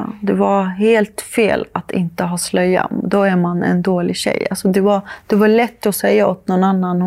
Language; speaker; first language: Swedish; early bilingual, other home language; Arabic